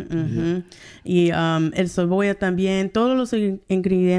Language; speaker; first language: Spanish; early bilingual, heritage; Spanish